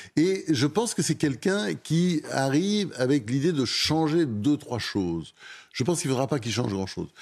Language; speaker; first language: French; native; French